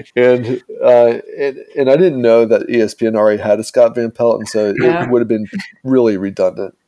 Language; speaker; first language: English; native; English